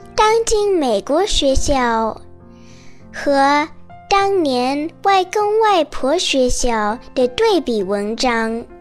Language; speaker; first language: Chinese; early bilingual, other home language; English